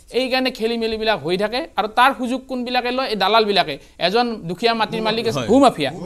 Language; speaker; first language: Assamese; native; Assamese